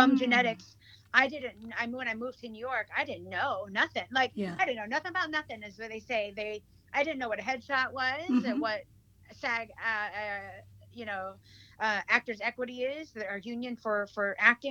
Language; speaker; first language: English; early bilingual, other home language; Hiligaynon